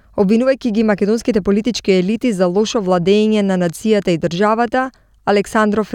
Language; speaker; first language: Macedonian; native; Macedonian